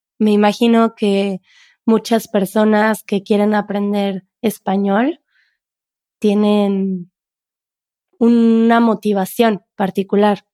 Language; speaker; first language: Spanish; native; Spanish